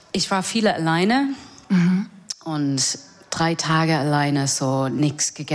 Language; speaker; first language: German; non-native, fluent; English